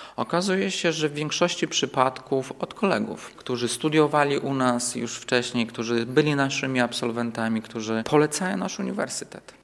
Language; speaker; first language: Polish; native; Polish